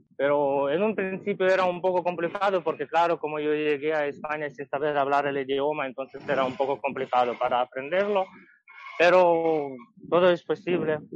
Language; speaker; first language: Spanish; non-native, fluent; Ukrainian